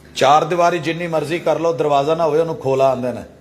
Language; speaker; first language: Urdu; non-native, local second language; Punjabi